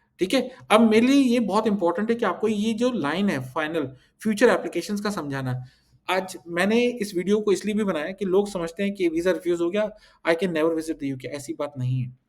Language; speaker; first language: Hindi; early bilingual, heritage; Hindi